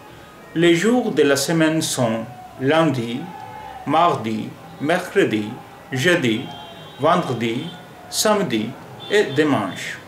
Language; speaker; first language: French; non-native, fluent; Urdu